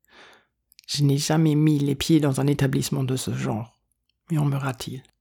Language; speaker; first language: French; native; French